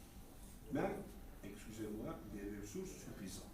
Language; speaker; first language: French; non-native, fluent; Turkish